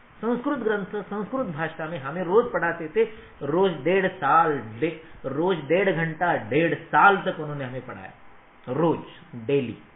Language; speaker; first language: Hindi; non-native, local second language; Marathi